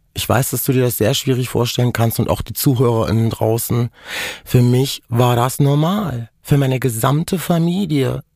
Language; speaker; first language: German; non-native, local second language; Romany